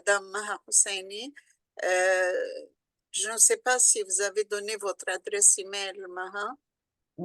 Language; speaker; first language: French; non-native, local second language; Arabic